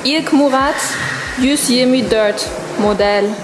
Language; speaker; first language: Turkish; non-native, learner; English